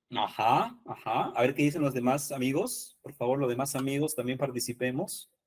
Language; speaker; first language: Spanish; native; Spanish